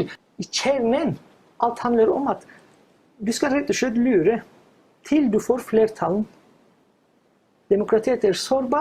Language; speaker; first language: Norwegian; non-native, fluent; Turkish